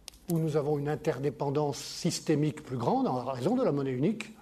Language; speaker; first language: French; native; French